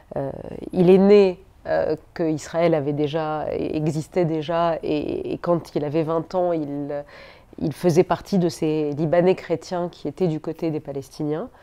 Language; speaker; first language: French; native; French